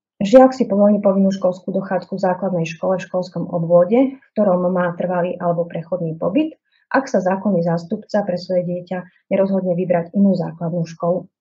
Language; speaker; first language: Slovak; native; Slovak